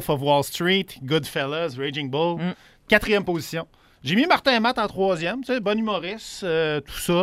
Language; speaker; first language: French; native; French